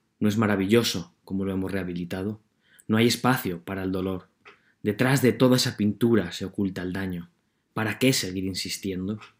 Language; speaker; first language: Spanish; native; Spanish